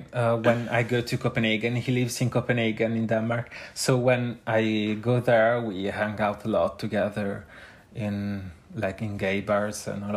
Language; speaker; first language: English; non-native, fluent; Italian